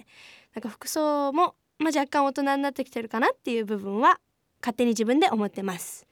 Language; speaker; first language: Japanese; native; Japanese